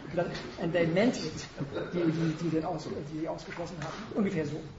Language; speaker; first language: German; native; German